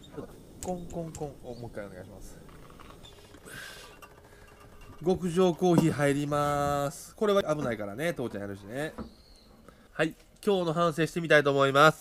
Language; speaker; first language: Japanese; native; Japanese